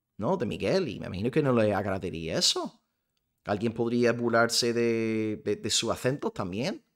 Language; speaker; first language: Spanish; non-native, fluent; English